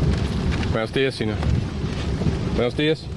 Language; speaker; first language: Spanish; non-native, learner; English